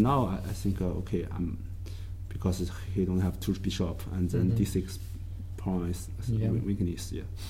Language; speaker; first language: English; non-native, learner; Chinese